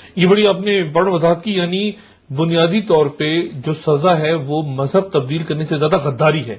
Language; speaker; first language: Urdu; native; Urdu